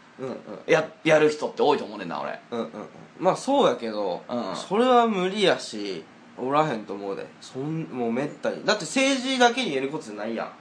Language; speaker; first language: Japanese; native; Japanese